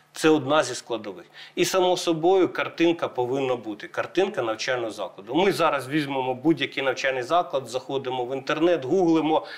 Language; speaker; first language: Ukrainian; native; Ukrainian